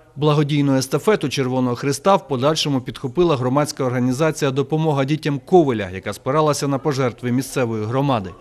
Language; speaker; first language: Ukrainian; native; Ukrainian